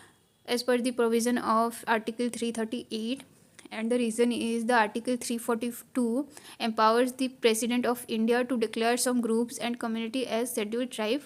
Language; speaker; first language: English; non-native, local second language; Hindi